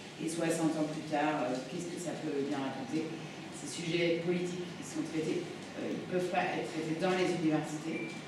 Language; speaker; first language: French; native; French